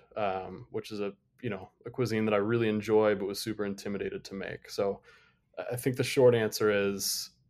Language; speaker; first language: English; native; English